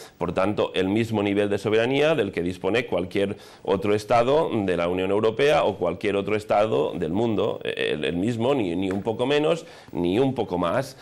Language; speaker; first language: Spanish; non-native, local second language; Catalan